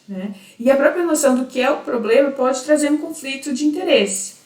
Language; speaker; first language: Portuguese; native; Portuguese